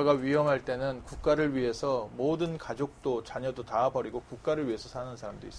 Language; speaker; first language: Korean; native; Korean